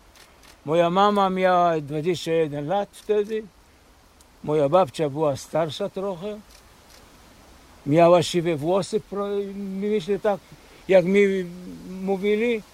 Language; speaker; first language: Polish; early bilingual, heritage; Polish